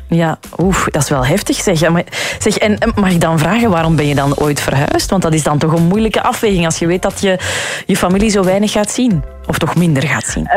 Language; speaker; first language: Dutch; native; Dutch